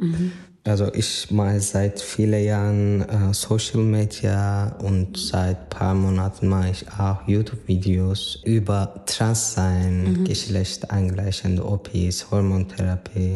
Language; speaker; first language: German; non-native, fluent; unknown